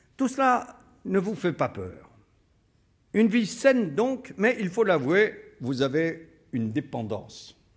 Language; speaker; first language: French; native; French